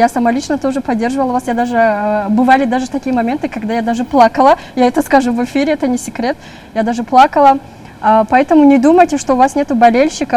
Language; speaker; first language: Russian; non-native, local second language; Tajik